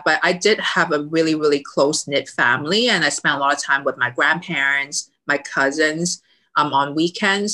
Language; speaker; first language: English; early bilingual, other home language; Cantonese